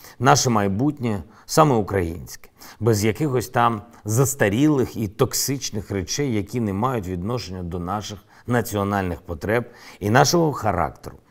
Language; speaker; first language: Ukrainian; non-native, local second language; Russian